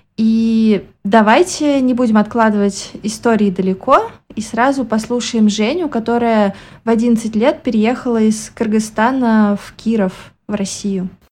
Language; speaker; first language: Russian; native; Russian